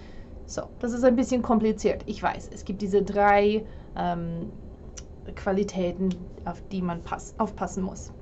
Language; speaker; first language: German; non-native, fluent; English